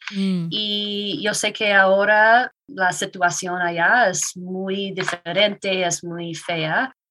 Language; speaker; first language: Spanish; non-native, learner; English